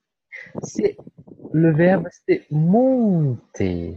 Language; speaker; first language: French; non-native, fluent; Portuguese